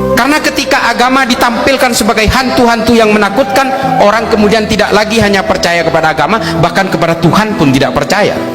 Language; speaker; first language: Indonesian; non-native, local second language; Madurese